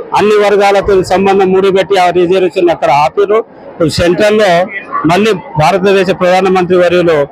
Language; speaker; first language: Telugu; non-native, local second language; Lambadi